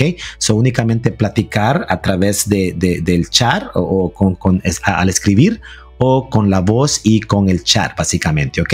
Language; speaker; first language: Spanish; early bilingual, heritage; Spanish